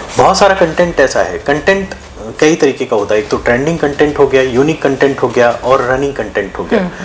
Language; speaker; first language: Hindi; native; Hindi